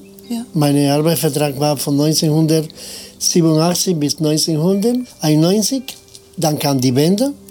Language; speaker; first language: German; non-native, fluent; Spanish